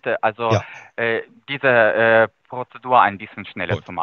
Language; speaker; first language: German; non-native, fluent; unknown